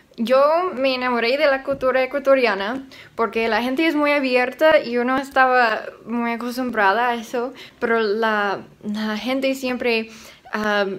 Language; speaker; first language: Spanish; non-native, fluent; English